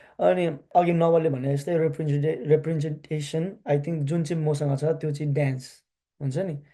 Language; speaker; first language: Nepali; early bilingual, heritage; Nepali